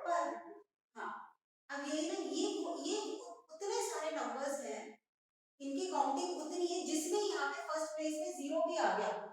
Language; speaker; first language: Hindi; native; Hindi